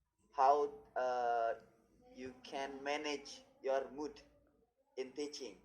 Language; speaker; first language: English; non-native, learner; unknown